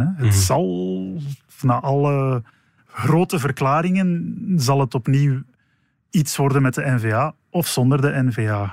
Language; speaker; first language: Dutch; native; Dutch